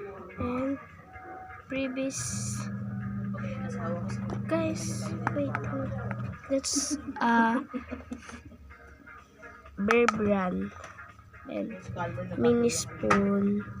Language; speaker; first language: English; non-native, local second language; Filipino